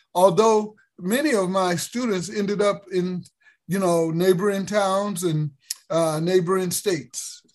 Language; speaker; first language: English; native; English